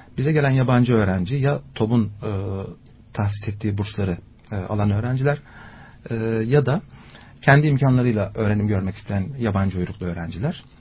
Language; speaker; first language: Turkish; native; Turkish